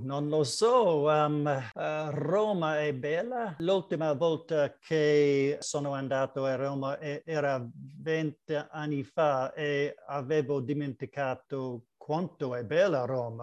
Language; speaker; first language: Italian; non-native, learner; English